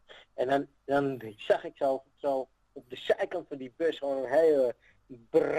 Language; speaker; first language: Dutch; native; Dutch